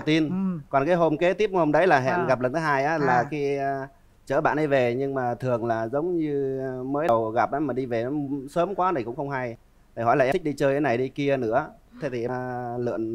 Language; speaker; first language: Vietnamese; native; Vietnamese